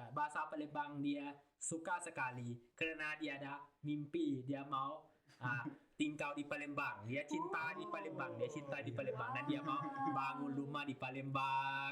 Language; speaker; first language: Indonesian; non-native, learner; Thai